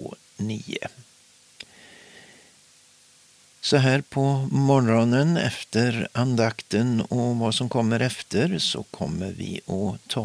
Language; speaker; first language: Swedish; native; Swedish